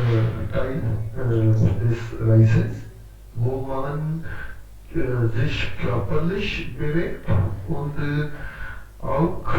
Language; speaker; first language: German; non-native, learner; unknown